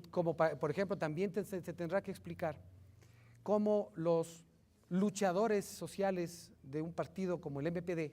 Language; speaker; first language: Spanish; native; Spanish